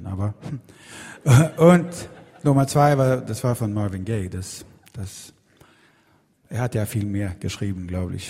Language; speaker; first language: German; non-native, fluent; Swedish